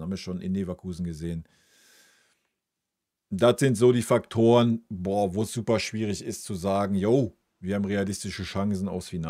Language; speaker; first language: German; native; German